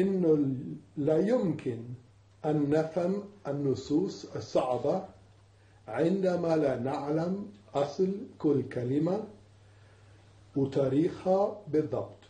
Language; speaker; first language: Arabic; non-native, fluent; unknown